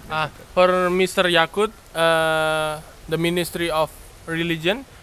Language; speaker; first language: English; non-native, fluent; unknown